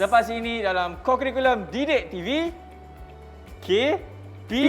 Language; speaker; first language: Malay; native; Malay